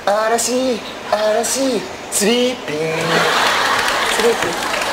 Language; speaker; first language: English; non-native, learner; Japanese